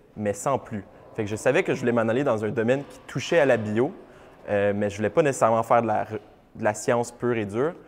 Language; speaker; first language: French; native; French